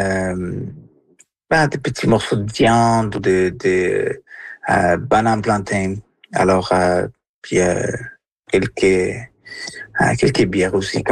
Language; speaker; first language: French; non-native, fluent; Spanish